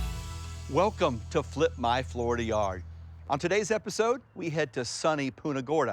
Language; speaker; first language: English; native; English